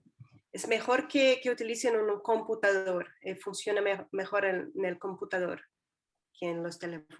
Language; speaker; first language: Spanish; non-native, fluent; Portuguese